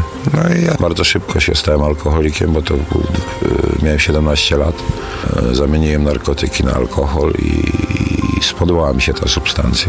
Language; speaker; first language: Polish; native; Polish